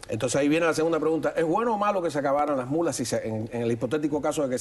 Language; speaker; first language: Spanish; native; Spanish